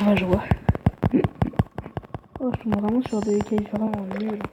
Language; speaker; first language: French; native; French